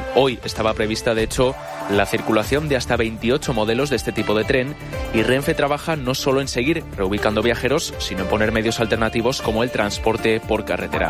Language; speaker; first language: Spanish; native; Spanish